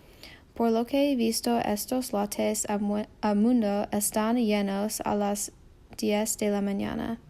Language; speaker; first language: Spanish; non-native, learner; English